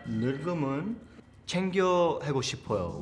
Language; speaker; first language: Korean; non-native, learner; English